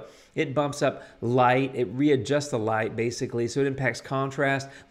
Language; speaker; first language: English; native; English